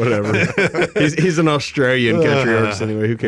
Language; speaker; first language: English; native; English